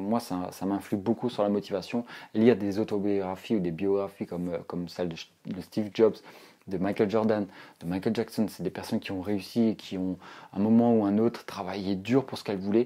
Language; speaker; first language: French; native; French